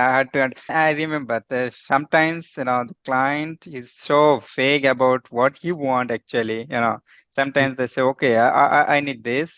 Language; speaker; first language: English; non-native, fluent; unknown